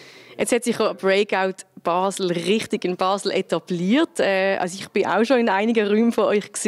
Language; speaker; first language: German; native; German